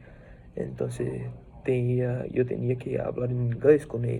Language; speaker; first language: Spanish; non-native, fluent; Portuguese